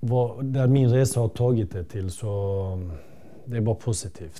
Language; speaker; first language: Swedish; early bilingual, other home language; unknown